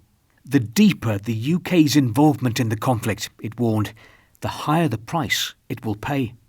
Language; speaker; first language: English; native; English